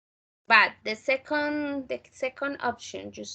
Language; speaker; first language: English; non-native, fluent; Spanish